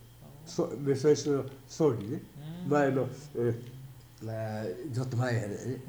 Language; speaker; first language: Japanese; native; Japanese